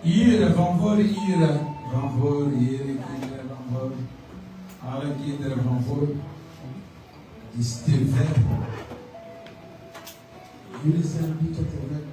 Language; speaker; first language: Dutch; non-native, learner; French